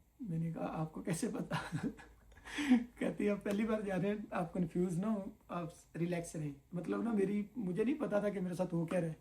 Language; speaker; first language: Urdu; non-native, local second language; Punjabi